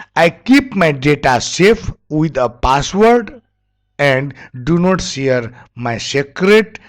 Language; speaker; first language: English; non-native, local second language; Nepali